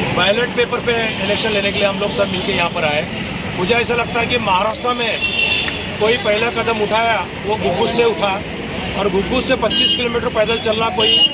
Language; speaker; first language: Hindi; non-native, local second language; Marathi